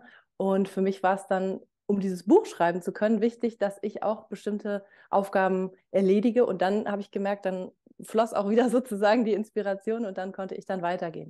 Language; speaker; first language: German; native; German